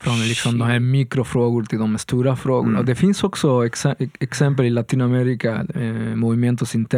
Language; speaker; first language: Swedish; non-native, fluent; Spanish